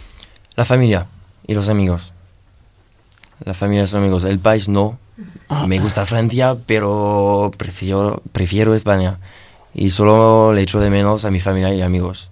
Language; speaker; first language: Spanish; non-native, learner; French